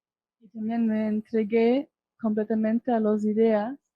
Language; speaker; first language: Spanish; non-native, fluent; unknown